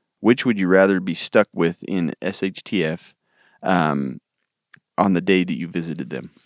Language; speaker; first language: English; native; English